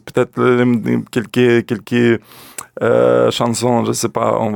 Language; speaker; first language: French; non-native, learner; Russian